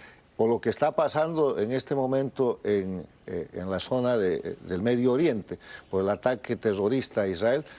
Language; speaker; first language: Spanish; native; Spanish